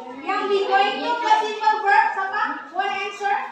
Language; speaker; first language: English; non-native, learner; Indonesian